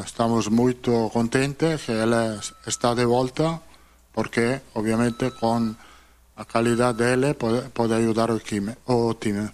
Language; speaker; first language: Portuguese; non-native, fluent; Italian